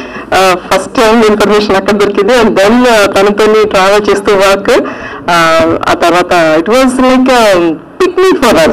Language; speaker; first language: Telugu; native; Telugu